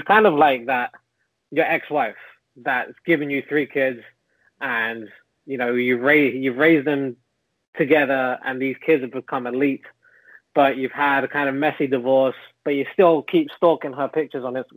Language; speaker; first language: English; native; English